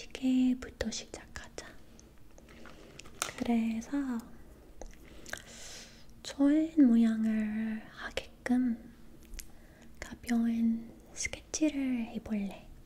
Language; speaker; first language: Korean; non-native, learner; English